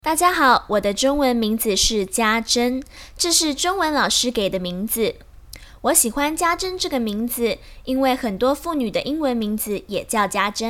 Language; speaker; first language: Chinese; non-native, fluent; Spanish